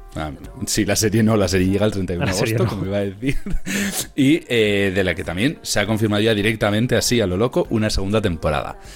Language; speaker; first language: Spanish; native; Spanish